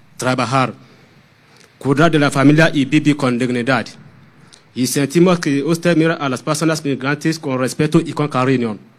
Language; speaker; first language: Spanish; non-native, fluent; Yoruba